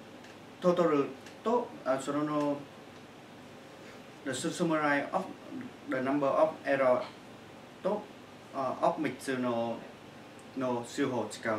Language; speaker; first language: Japanese; non-native, learner; Chinese